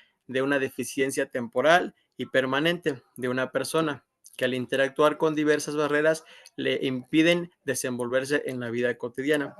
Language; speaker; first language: Spanish; native; Spanish